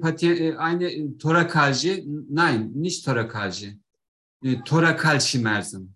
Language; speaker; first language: German; non-native, learner; Turkish